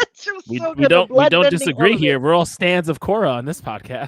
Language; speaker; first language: English; native; English